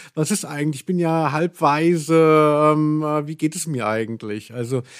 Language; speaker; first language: German; native; German